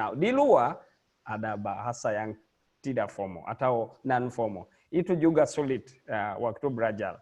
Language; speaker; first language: Indonesian; non-native, learner; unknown